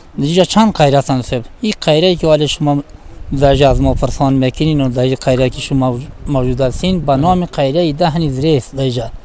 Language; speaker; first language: Persian; non-native, local second language; Gujari